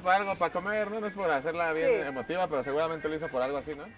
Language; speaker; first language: Spanish; native; Spanish